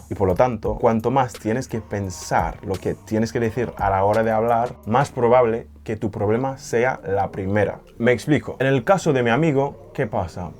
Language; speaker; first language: Spanish; non-native, fluent; English